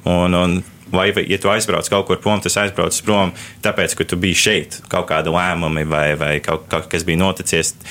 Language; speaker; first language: Latvian; early bilingual, heritage; Latvian